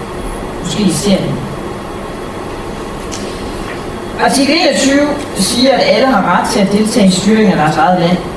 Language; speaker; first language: Danish; native; Danish